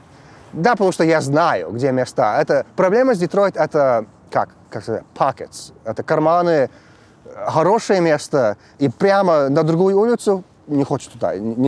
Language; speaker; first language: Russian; early bilingual, heritage; English